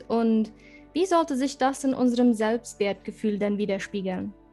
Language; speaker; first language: German; early bilingual, heritage; German